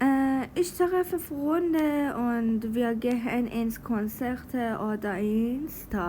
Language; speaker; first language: German; non-native, fluent; Persian